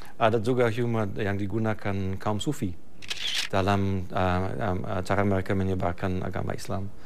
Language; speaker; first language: Malay; non-native, fluent; German